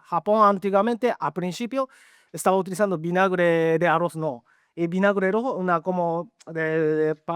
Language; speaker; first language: Spanish; non-native, learner; Japanese